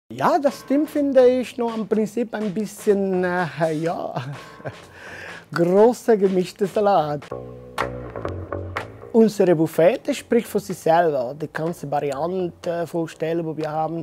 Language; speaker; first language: German; non-native, learner; Spanish